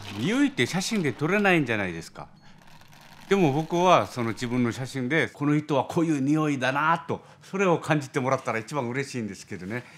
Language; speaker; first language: Japanese; non-native, fluent; Korean